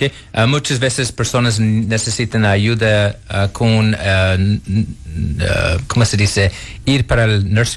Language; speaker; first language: Spanish; non-native, learner; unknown